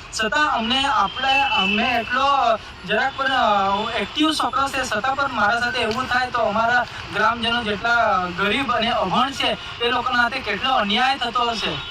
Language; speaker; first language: Gujarati; non-native, local second language; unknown